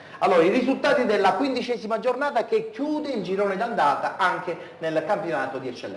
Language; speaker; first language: Italian; native; Italian